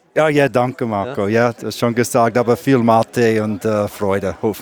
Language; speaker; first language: German; non-native, learner; English